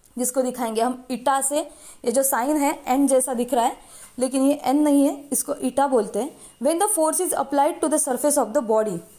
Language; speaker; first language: Hindi; non-native, local second language; Marathi